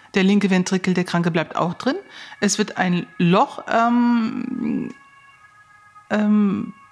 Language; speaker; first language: German; native; German